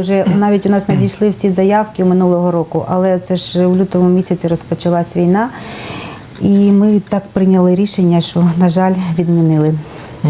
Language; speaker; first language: Ukrainian; native; Ukrainian